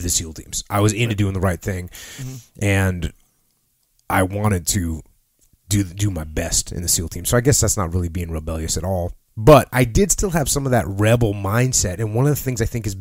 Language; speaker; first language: English; native; English